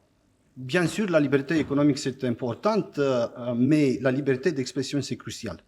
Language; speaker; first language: French; non-native, fluent; Romanian